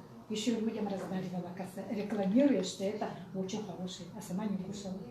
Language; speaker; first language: Russian; native; Russian